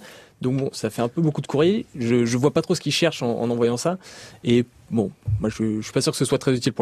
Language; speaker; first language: French; native; French